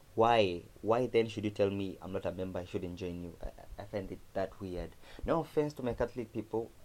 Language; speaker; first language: English; non-native, local second language; Kamba